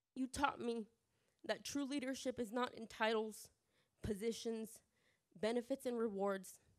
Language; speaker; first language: English; early bilingual, other home language; Spanish